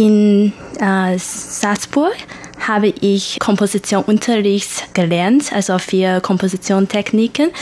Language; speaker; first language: German; non-native, learner; Chinese